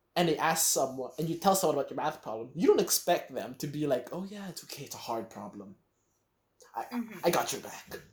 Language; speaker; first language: English; native; English